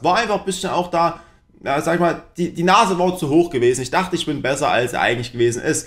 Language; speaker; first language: German; native; German